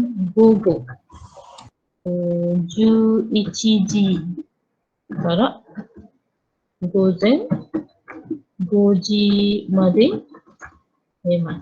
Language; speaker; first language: Japanese; non-native, fluent; Malay